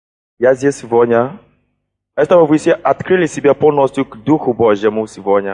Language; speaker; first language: Russian; non-native, fluent; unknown